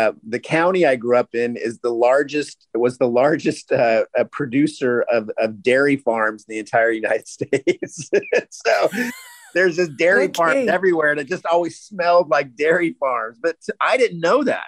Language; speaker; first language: English; native; English